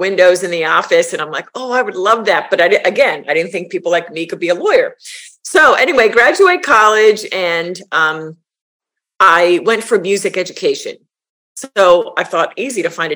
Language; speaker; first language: English; native; English